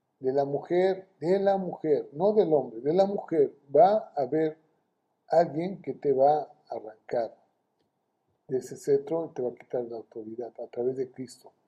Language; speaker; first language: Spanish; native; Spanish